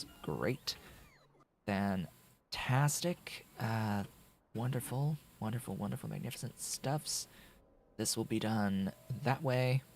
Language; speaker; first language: English; native; English